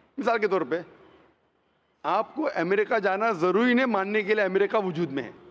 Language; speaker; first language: Hindi; non-native, local second language; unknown